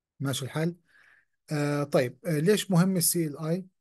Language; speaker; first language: Arabic; native; Arabic